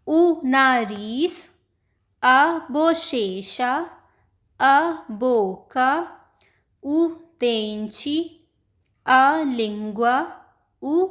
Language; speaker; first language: Portuguese; non-native, learner; Hindi